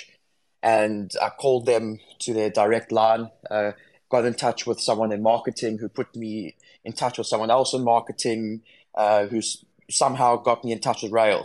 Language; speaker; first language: English; native; English